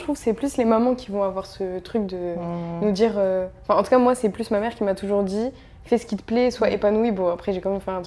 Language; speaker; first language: French; early bilingual, other home language; Arabic